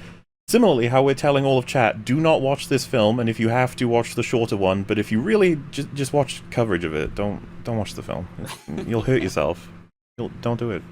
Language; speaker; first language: English; native; English